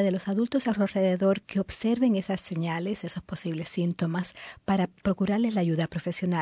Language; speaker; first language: Spanish; native; Spanish